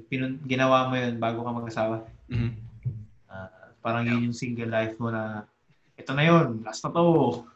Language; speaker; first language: Filipino; native; Filipino